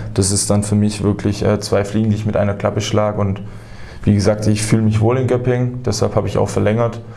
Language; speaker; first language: German; native; German